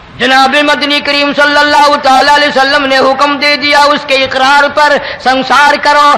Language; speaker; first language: Urdu; non-native, local second language; Punjabi